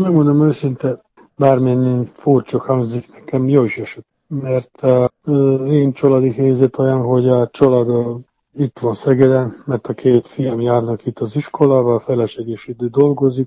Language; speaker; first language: Hungarian; non-native, fluent; Serbian